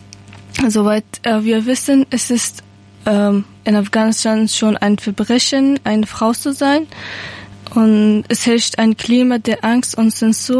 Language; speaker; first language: German; non-native, learner; Persian